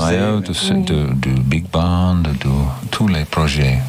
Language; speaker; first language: French; non-native, learner; English